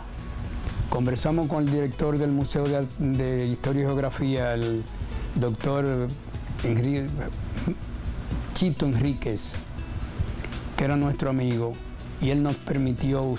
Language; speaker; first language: Spanish; native; Spanish